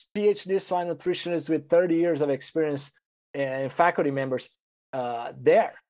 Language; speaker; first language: English; non-native, fluent; Portuguese